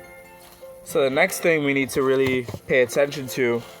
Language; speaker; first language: English; native; English